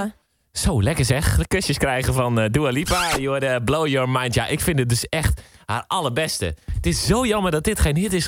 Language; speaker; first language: Dutch; native; Dutch